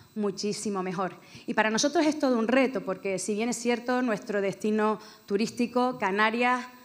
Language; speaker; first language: Spanish; native; Spanish